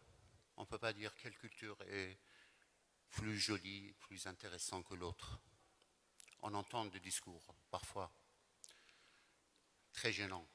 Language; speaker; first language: French; non-native, fluent; Persian